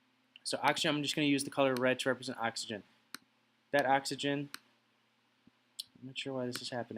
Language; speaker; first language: English; native; English